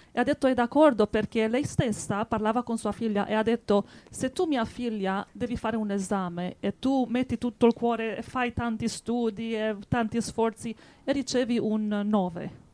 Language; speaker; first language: Italian; non-native, fluent; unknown